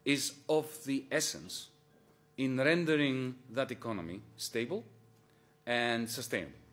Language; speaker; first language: English; non-native, fluent; Greek